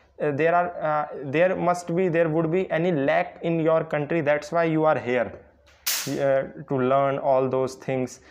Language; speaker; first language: English; non-native, local second language; Hindi